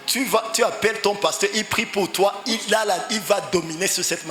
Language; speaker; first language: French; non-native, local second language; Rundi